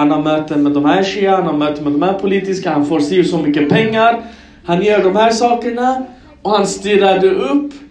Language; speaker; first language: Swedish; early bilingual, other home language; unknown